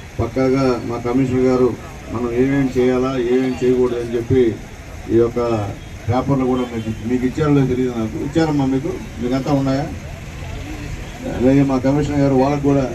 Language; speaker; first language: Telugu; native; Telugu